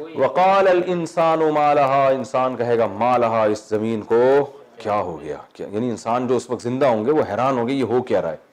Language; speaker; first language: Urdu; native; Urdu